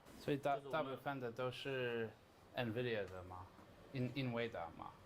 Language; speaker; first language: Chinese; non-native, learner; English